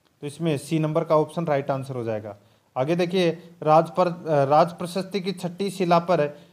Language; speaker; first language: Hindi; native; Hindi